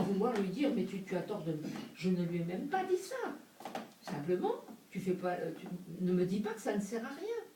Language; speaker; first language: French; native; French